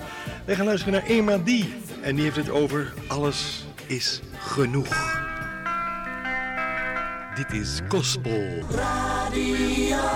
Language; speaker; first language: Dutch; native; Dutch